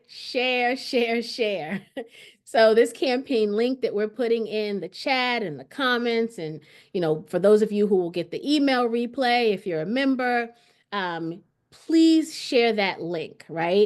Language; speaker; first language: English; native; English